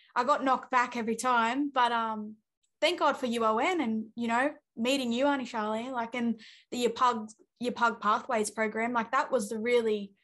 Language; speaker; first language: English; native; English